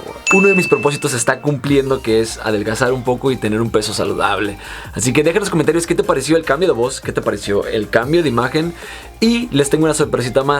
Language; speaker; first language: Spanish; native; Spanish